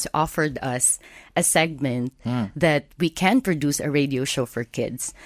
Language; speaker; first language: English; non-native, local second language; Filipino